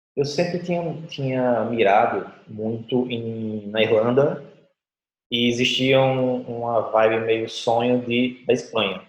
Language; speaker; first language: Portuguese; native; Portuguese